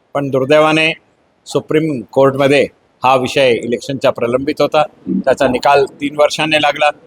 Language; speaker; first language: Marathi; non-native, local second language; Hindi